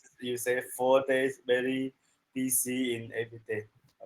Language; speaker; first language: English; non-native, learner; Chinese